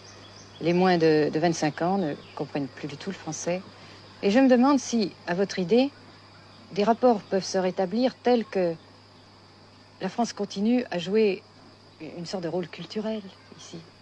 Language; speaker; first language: French; native; French